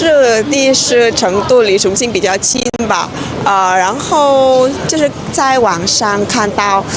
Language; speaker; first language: Chinese; non-native, fluent; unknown